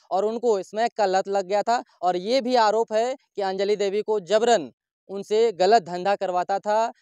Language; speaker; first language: Hindi; native; Hindi